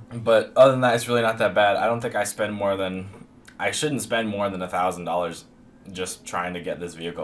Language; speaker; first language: English; native; English